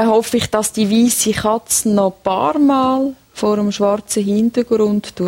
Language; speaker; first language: German; native; German